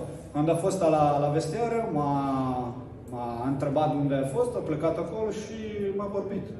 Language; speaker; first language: Romanian; non-native, learner; Italian